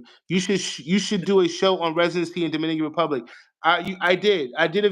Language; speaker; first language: English; native; English